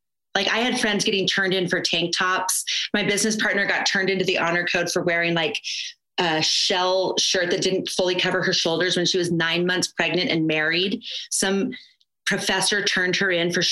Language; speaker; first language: English; native; English